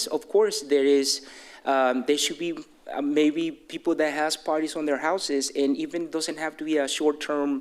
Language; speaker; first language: English; non-native, fluent; Spanish